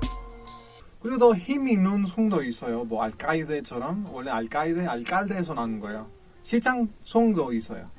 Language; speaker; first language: Korean; non-native, fluent; Spanish